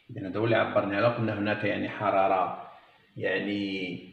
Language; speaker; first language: French; non-native, local second language; Arabic